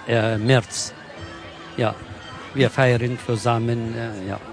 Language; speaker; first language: German; non-native, learner; Kurdish